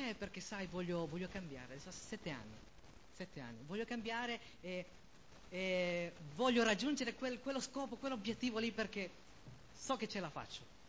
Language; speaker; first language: Italian; non-native, fluent; Spanish